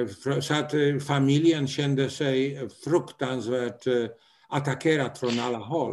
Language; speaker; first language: Swedish; non-native, fluent; Polish